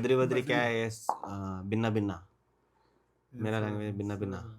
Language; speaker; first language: Hindi; non-native, local second language; Telugu